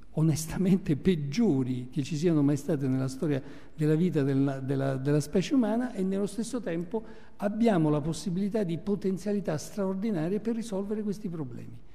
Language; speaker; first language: Italian; native; Italian